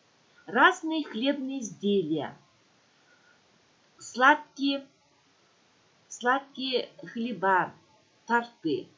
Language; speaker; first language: Russian; non-native, local second language; Kyrgyz